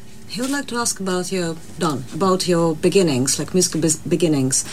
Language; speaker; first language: English; non-native, fluent; Czech